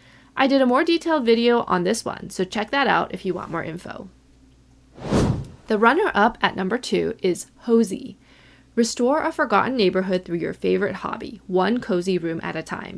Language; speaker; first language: English; native; English